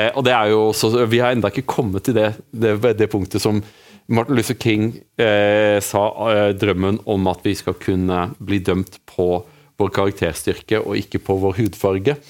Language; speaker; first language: Norwegian; native; Norwegian